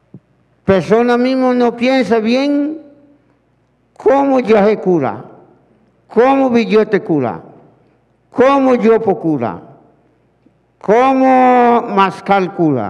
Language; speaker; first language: Spanish; non-native, learner; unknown